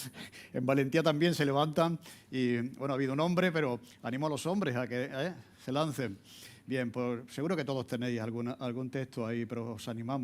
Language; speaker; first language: Spanish; native; Spanish